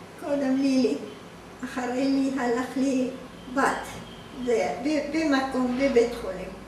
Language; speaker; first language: Hebrew; non-native, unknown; Arabic